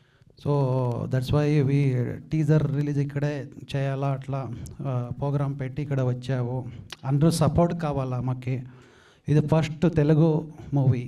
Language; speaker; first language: Telugu; non-native, learner; Kannada